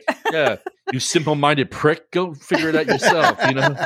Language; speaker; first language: English; native; English